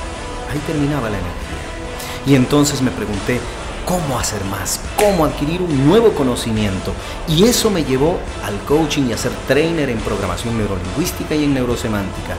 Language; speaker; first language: Spanish; native; Spanish